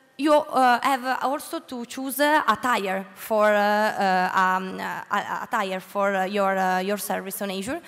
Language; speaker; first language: English; non-native, learner; Italian